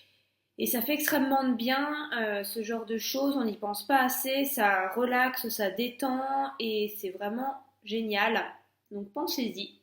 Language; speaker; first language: French; native; French